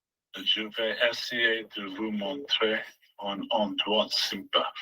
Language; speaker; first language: French; non-native, learner; English